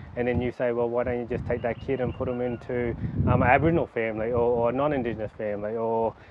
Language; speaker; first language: English; native; English